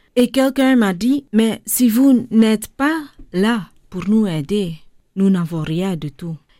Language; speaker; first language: French; non-native, local second language; Dutch